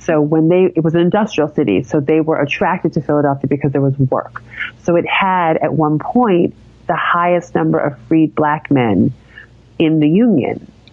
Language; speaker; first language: English; native; English